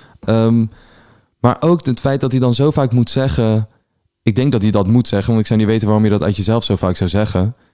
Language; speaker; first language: Dutch; early bilingual, other home language; Persian